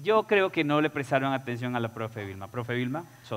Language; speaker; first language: Spanish; native; Spanish